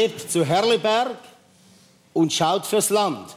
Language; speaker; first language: German; native; German